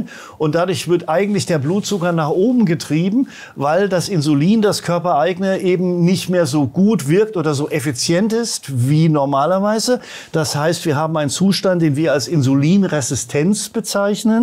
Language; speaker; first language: German; native; German